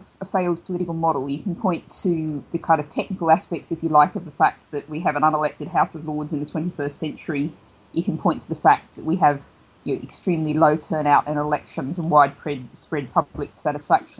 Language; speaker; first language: English; native; English